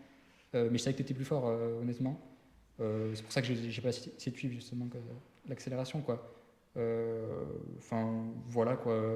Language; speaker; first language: French; native; French